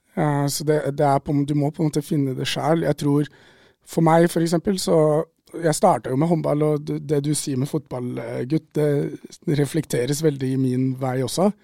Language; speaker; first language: Norwegian; native; Norwegian